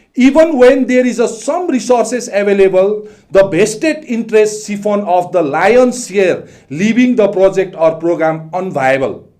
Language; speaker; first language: English; non-native, local second language; Nepali